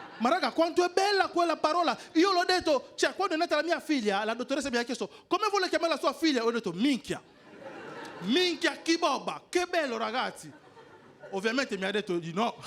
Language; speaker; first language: Italian; non-native, fluent; French